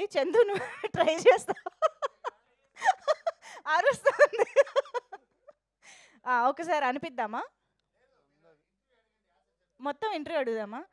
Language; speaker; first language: Telugu; native; Telugu